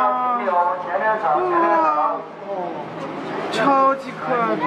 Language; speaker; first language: Chinese; non-native, fluent; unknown